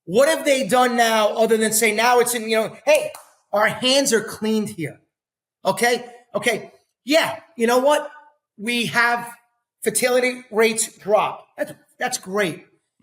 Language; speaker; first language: English; native; English